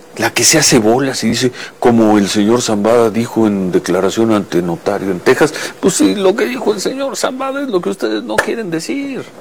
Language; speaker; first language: Spanish; native; Spanish